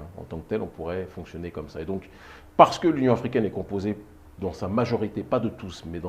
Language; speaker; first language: French; native; French